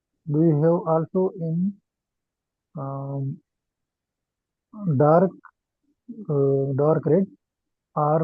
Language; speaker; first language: English; non-native, learner; Urdu